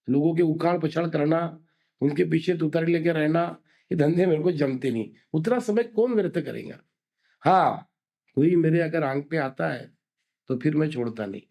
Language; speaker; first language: Hindi; non-native, local second language; Marathi